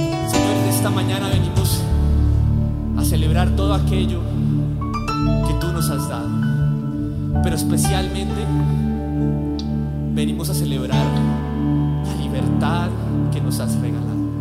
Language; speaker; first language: Spanish; native; Spanish